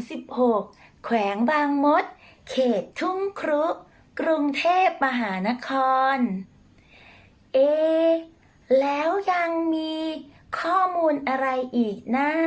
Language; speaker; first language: Thai; native; Thai